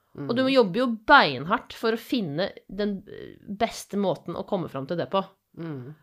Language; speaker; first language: Norwegian; native; Norwegian